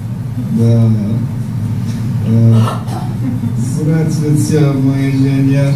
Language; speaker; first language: Russian; non-native, learner; English